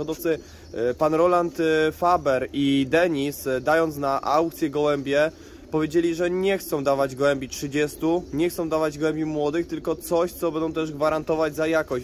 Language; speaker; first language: Polish; native; Polish